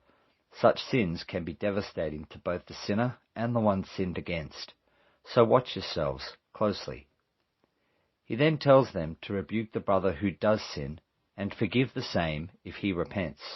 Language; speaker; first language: English; native; English